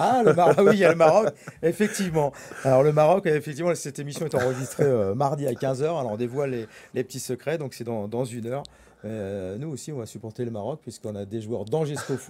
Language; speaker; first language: French; native; French